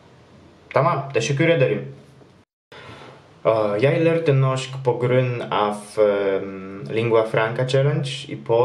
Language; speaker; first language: Norwegian; non-native, learner; Polish